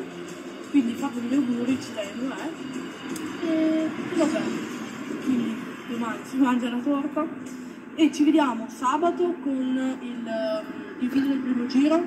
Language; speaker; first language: Italian; native; Italian